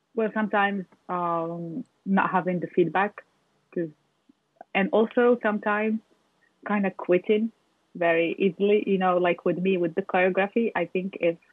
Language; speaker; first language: English; non-native, fluent; Arabic